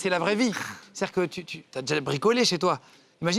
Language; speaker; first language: French; native; French